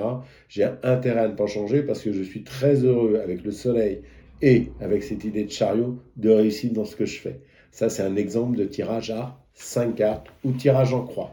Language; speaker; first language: French; native; French